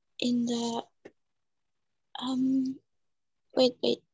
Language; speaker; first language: English; non-native, local second language; Indonesian